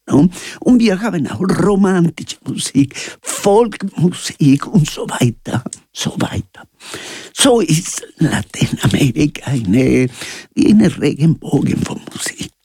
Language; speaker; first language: German; non-native, learner; Spanish